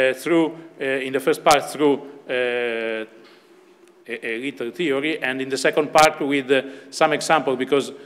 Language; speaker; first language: English; non-native, fluent; Italian